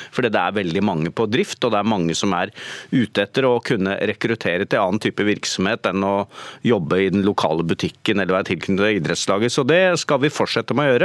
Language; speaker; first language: Norwegian; native; Norwegian